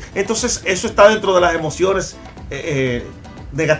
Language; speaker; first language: Spanish; native; Spanish